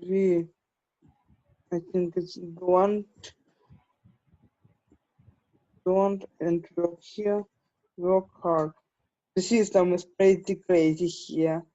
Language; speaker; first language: English; non-native, fluent; Ukrainian